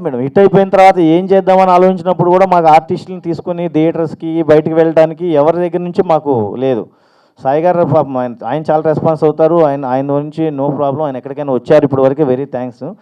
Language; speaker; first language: Telugu; native; Telugu